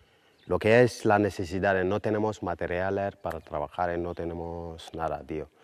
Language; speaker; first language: Spanish; non-native, fluent; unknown